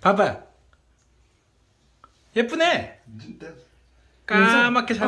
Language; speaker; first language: Korean; native; Korean